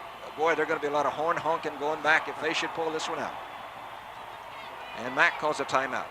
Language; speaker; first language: English; native; English